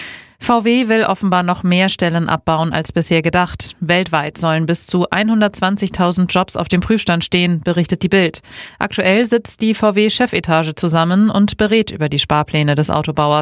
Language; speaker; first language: German; native; German